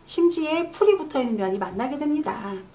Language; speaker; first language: Korean; native; Korean